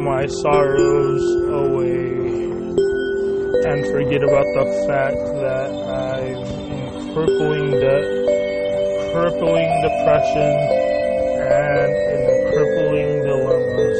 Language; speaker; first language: English; native; English